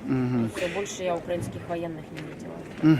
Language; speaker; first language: Russian; native; Russian